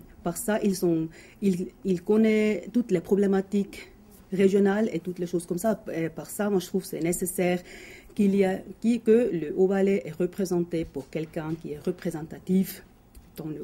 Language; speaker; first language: French; non-native, local second language; German